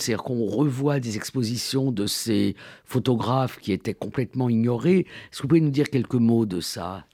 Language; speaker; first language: French; native; French